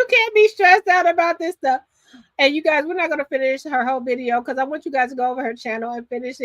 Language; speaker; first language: English; native; English